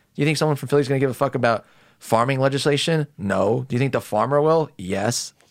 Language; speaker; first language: English; native; English